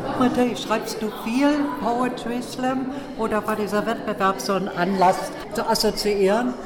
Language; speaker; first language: German; native; German